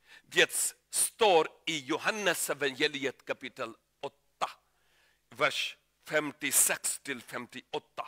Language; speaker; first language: Swedish; non-native, learner; Urdu